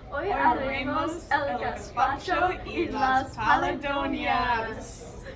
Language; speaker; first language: Spanish; non-native, learner; English